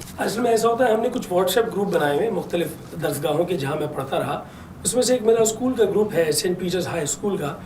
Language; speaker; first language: Urdu; non-native, local second language; Punjabi